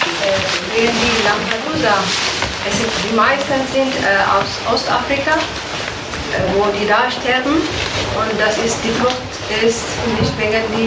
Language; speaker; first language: German; non-native, learner; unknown